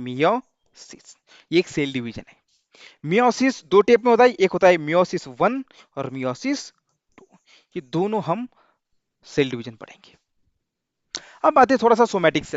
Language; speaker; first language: Hindi; non-native, local second language; Marathi